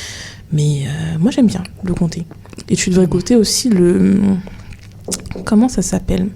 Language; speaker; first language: French; native; French